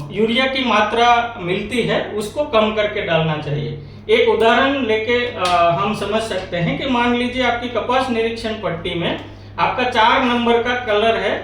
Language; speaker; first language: Hindi; non-native, local second language; Marathi